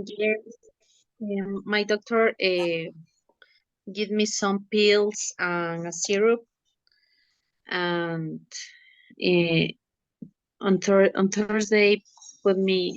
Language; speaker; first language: English; non-native, learner; Spanish